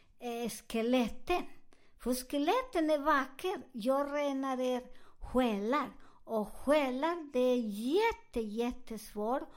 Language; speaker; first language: Swedish; non-native, learner; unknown